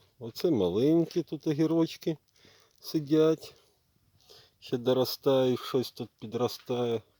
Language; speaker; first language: Ukrainian; native; Ukrainian